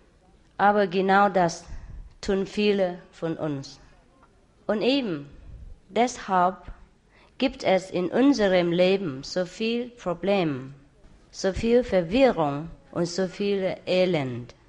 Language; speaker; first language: German; non-native, learner; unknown